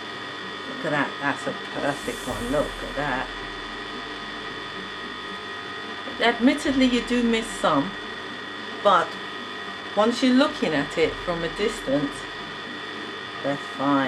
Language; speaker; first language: English; native; English